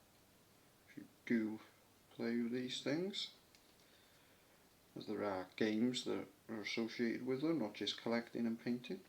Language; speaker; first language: English; native; English